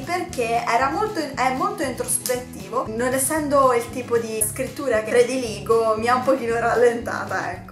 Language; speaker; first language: Italian; native; Italian